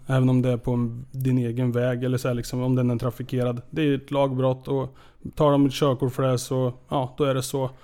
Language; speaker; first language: Swedish; native; Swedish